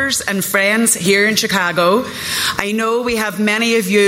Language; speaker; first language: English; native; English